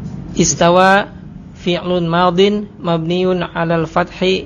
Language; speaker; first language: Arabic; non-native, learner; Indonesian